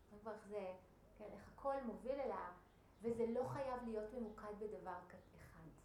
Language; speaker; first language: Hebrew; native; Hebrew